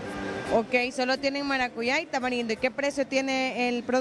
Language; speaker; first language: Spanish; native; Spanish